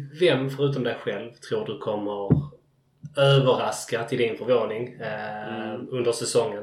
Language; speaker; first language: Swedish; native; Swedish